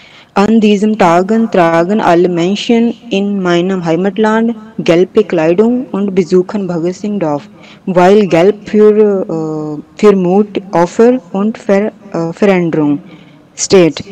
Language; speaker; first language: German; non-native, learner; Punjabi